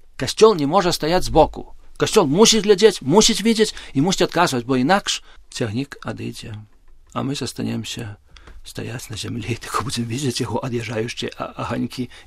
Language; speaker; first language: Belarusian; native; Belarusian